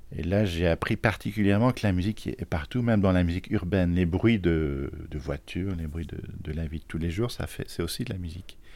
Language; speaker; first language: French; native; French